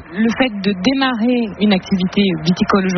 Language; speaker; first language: French; native; French